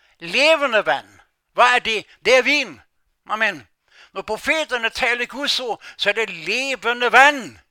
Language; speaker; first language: Danish; non-native, fluent; Norwegian